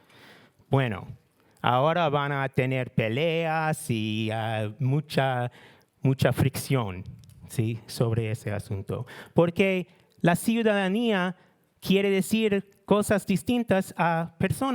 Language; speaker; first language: Spanish; non-native, learner; English